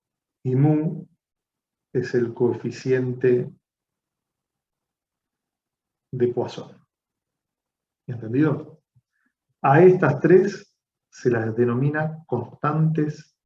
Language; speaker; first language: Spanish; native; Spanish